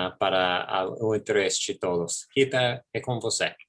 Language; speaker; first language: Portuguese; non-native, fluent; English